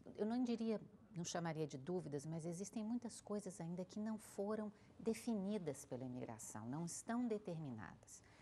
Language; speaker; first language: Portuguese; native; Portuguese